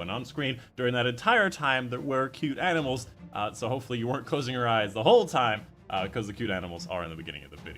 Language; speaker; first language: English; native; English